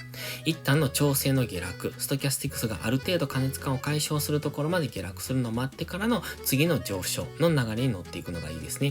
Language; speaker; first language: Japanese; native; Japanese